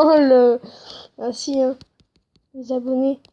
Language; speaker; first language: French; native; French